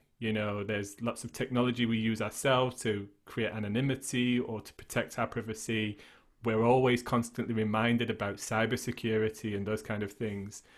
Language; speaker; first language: English; native; English